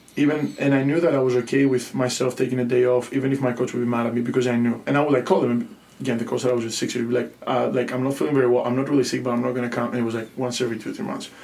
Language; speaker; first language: English; non-native, fluent; Greek